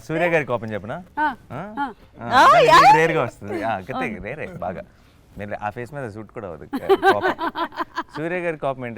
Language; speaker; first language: Telugu; native; Telugu